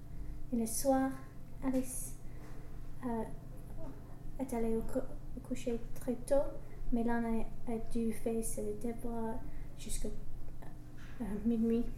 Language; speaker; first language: French; non-native, learner; English